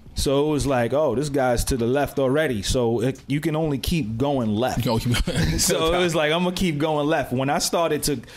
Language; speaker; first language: English; native; English